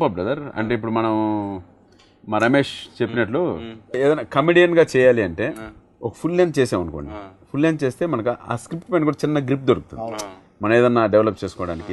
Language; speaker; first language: Telugu; native; Telugu